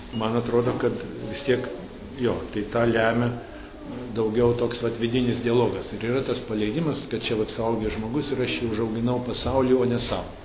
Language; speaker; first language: Lithuanian; early bilingual, heritage; Lithuanian